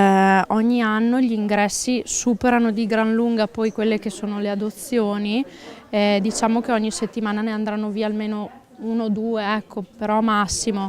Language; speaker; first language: Italian; native; Italian